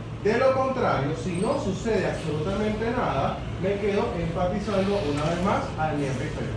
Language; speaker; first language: Spanish; native; Spanish